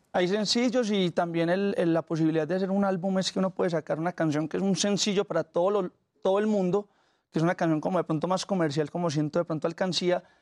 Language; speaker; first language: Spanish; native; Spanish